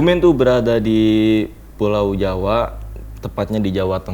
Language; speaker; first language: Indonesian; native; Indonesian